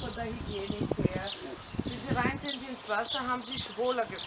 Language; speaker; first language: German; non-native, fluent; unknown